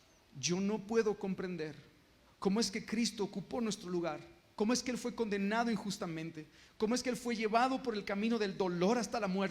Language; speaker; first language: Spanish; native; Spanish